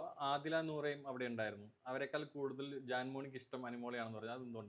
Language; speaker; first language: Malayalam; native; Malayalam